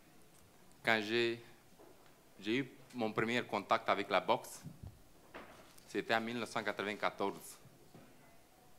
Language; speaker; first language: French; non-native, fluent; Romanian